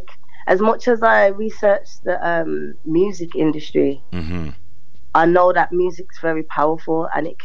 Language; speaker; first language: English; native; English